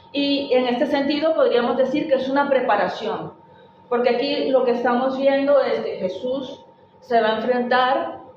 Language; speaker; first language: Spanish; native; Spanish